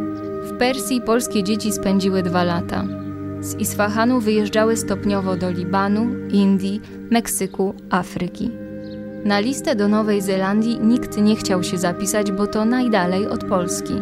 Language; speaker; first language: Polish; native; Polish